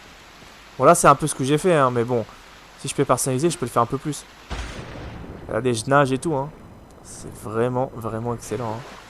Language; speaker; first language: French; native; French